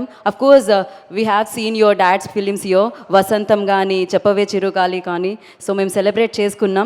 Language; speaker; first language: Telugu; native; Telugu